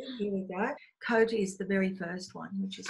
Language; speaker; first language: English; native; English